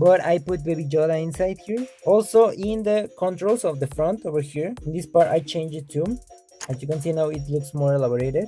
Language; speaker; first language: English; non-native, local second language; Spanish